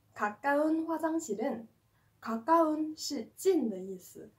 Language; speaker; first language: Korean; non-native, fluent; Chinese